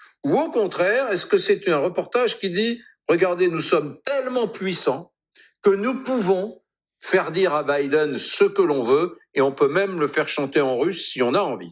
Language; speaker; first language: French; native; French